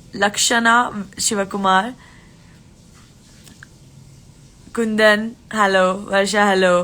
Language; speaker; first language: Telugu; non-native, learner; Gujarati